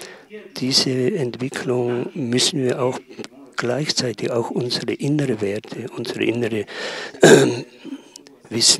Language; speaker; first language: German; non-native, learner; Tibetan